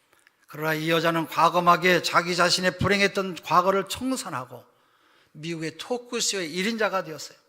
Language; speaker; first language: Korean; native; Korean